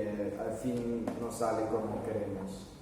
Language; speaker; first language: Spanish; non-native, fluent; German